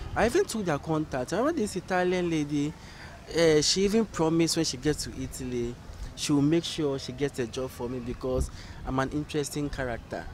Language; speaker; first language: English; non-native, local second language; Ga